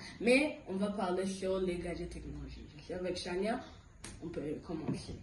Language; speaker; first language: French; early bilingual, other home language; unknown